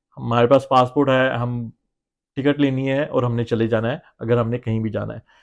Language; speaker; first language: Urdu; native; Urdu